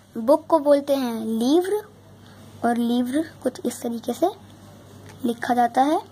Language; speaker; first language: Hindi; native; Hindi